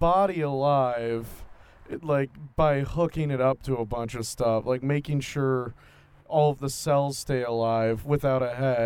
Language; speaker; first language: English; native; English